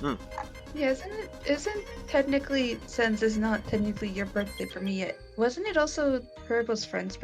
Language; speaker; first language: English; native; English